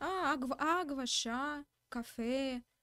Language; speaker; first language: Portuguese; non-native, learner; Russian